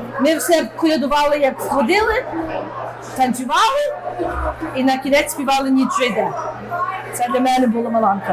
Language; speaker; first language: Ukrainian; early bilingual, heritage; Ukrainian